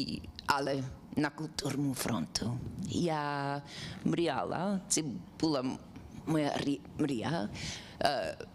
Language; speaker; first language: Ukrainian; non-native, learner; English